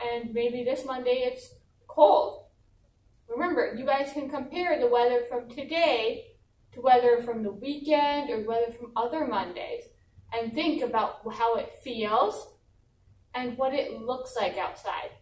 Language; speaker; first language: English; native; English